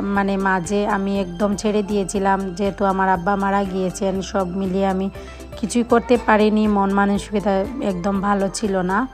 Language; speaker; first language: Bangla; non-native, local second language; Sylheti